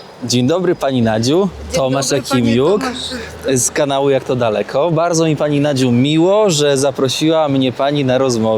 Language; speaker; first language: Polish; native; Polish